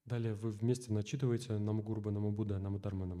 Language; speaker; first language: Russian; native; Russian